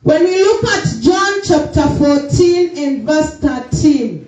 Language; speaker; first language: English; non-native, local second language; Swahili